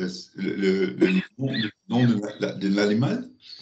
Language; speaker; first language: French; non-native, learner; German